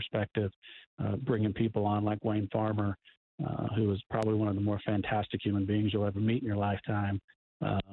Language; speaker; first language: English; native; English